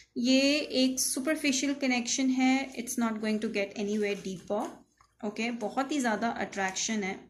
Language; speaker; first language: Hindi; native; Hindi